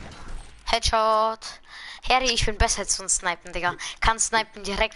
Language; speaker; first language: German; native; German